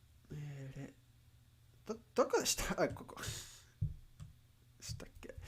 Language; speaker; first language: Japanese; non-native, learner; Spanish